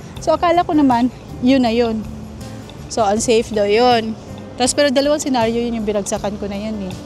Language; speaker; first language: Filipino; native; Filipino